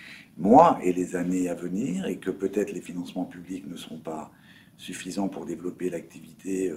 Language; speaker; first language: French; native; French